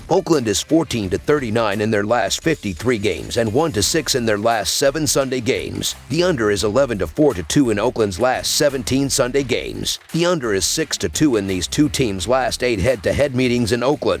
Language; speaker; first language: English; native; English